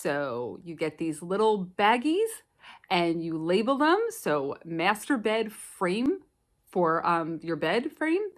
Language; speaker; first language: English; native; English